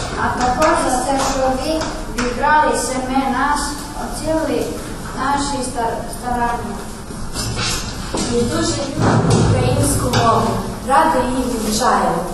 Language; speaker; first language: Ukrainian; non-native, learner; Serbian